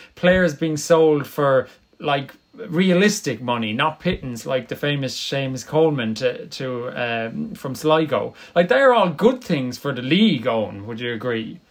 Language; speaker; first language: English; native; English